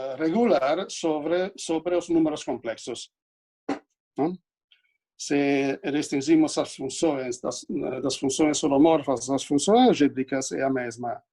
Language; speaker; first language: Portuguese; non-native, fluent; Italian